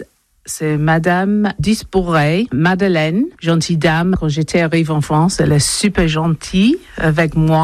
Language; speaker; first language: French; non-native, learner; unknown